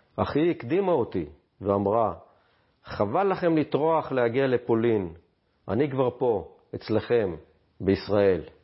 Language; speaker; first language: Hebrew; native; Hebrew